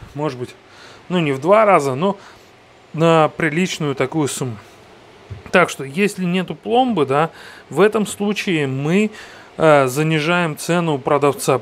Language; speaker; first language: Russian; non-native, fluent; Georgian